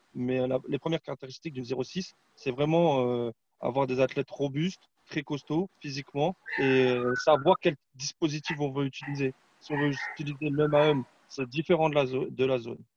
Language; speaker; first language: French; non-native, fluent; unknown